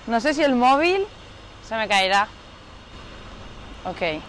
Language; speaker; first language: Spanish; native; Spanish